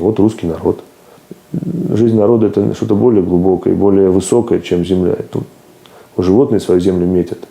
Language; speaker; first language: Russian; native; Russian